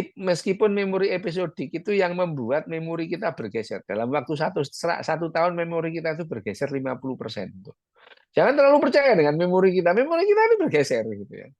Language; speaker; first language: Indonesian; non-native, local second language; Arabic